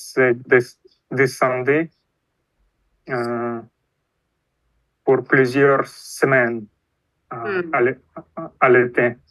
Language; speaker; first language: French; non-native, fluent; Russian